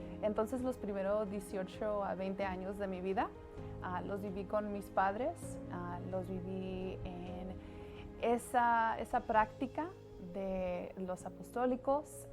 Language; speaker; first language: Spanish; early bilingual, heritage; Spanish